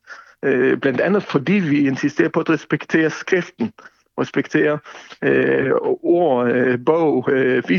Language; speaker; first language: Danish; non-native, fluent; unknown